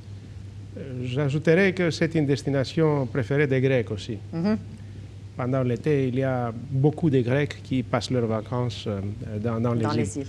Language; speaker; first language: French; non-native, fluent; Greek